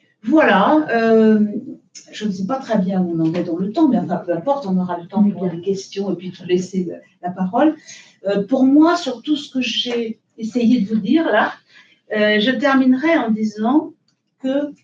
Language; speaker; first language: French; native; French